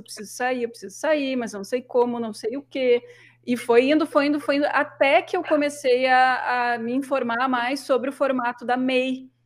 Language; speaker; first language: Portuguese; native; Portuguese